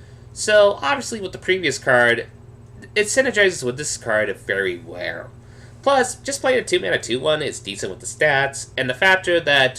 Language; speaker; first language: English; native; English